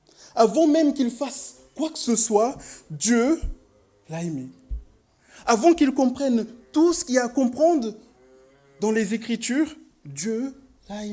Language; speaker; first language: French; native; French